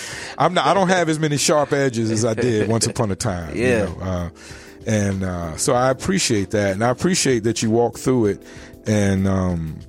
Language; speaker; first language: English; native; English